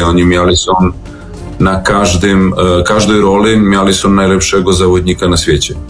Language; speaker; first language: Polish; non-native, learner; Serbian